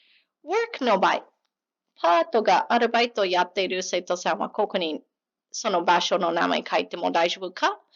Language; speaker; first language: Japanese; non-native, learner; English